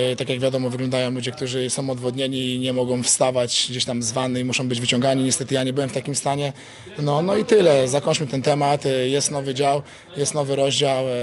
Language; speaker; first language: Polish; native; Polish